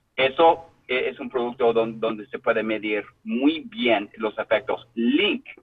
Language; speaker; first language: Spanish; non-native, fluent; English